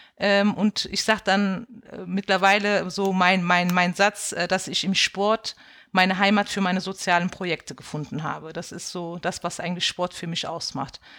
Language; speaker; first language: German; early bilingual, other home language; Kurdish